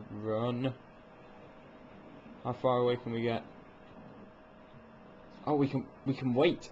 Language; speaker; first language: English; native; English